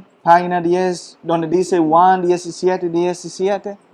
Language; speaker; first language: Spanish; non-native, fluent; English